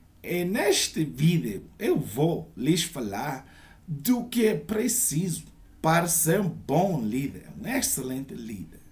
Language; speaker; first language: Portuguese; non-native, learner; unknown